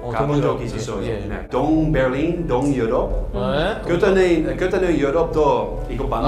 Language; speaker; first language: Korean; non-native, learner; Dutch